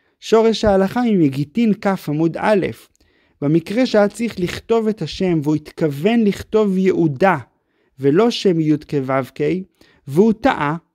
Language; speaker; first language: Hebrew; native; Hebrew